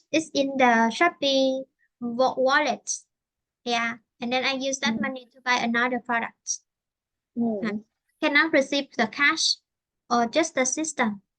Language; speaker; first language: English; non-native, fluent; Vietnamese